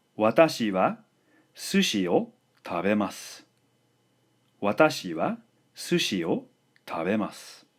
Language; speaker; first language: Japanese; non-native, fluent; English